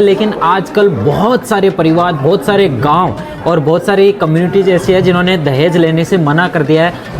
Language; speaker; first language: Hindi; native; Hindi